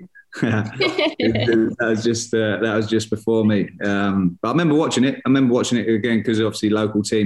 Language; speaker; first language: English; native; English